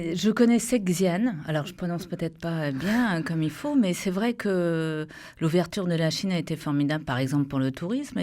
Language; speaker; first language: French; native; French